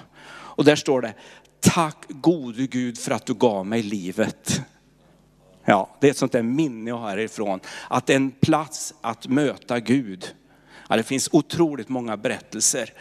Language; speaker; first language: Swedish; native; Swedish